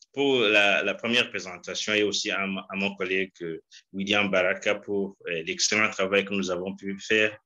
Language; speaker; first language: French; non-native, local second language; Rundi